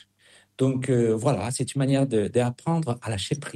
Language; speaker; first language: French; non-native, fluent; Spanish